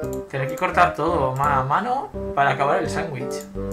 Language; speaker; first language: Spanish; native; Spanish